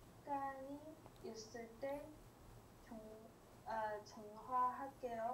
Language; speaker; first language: Korean; non-native, learner; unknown